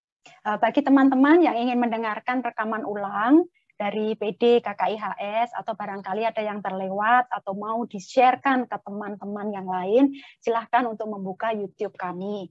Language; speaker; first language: Indonesian; native; Indonesian